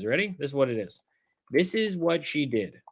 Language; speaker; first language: English; native; English